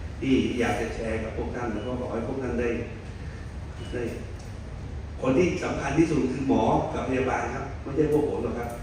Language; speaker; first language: Thai; native; Thai